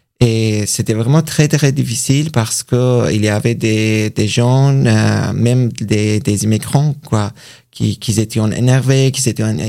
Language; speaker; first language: French; non-native, learner; Persian